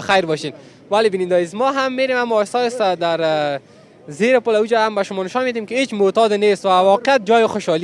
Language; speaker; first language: Persian; native; Persian